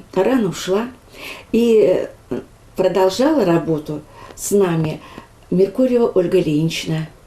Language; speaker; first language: Russian; non-native, local second language; Chuvash